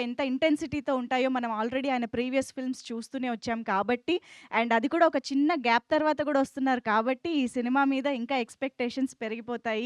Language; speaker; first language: Telugu; native; Telugu